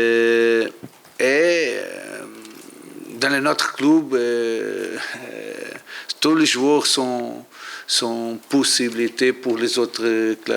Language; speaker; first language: French; non-native, learner; Portuguese